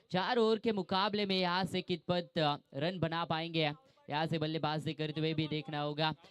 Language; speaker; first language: Hindi; non-native, local second language; Marathi